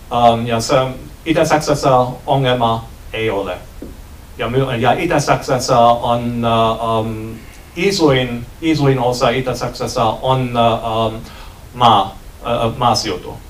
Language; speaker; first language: Finnish; non-native, learner; German